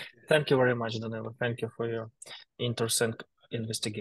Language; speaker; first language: English; non-native, learner; Ukrainian